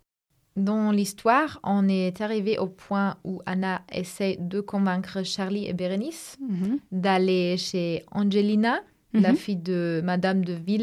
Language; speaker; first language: French; non-native, fluent; German